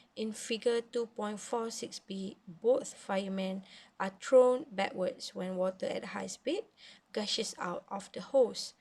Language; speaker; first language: English; non-native, local second language; Malay